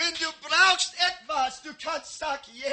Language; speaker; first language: German; non-native, learner; English